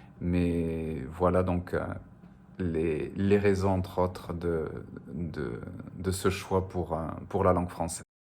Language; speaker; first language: French; early bilingual, other home language; Spanish